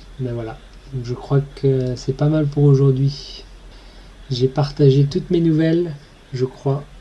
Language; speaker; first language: French; native; French